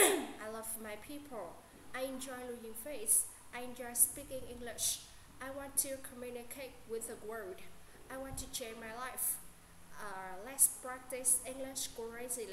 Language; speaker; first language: English; non-native, learner; Vietnamese